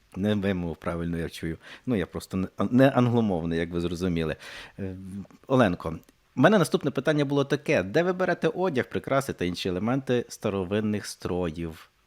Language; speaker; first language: Ukrainian; native; Ukrainian